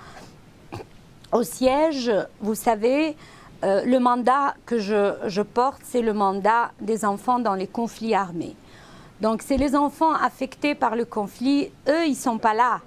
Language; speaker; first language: French; non-native, local second language; Arabic